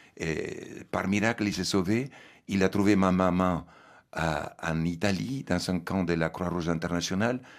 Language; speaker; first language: French; non-native, fluent; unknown